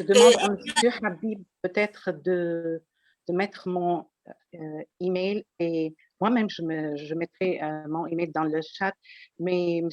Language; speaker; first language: French; non-native, local second language; Arabic